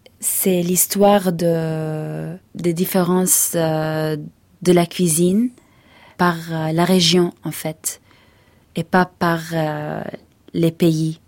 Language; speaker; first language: French; non-native, fluent; Arabic